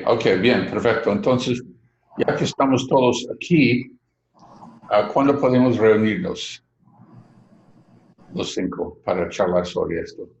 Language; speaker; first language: Spanish; non-native, fluent; English